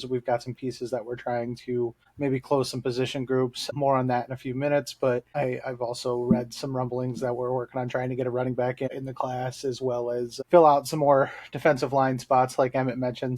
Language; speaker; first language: English; native; English